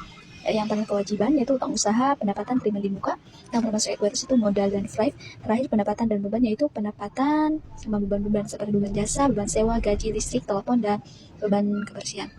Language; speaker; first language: Indonesian; native; Indonesian